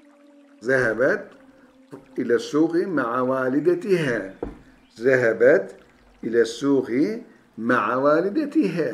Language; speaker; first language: Arabic; non-native, fluent; Turkish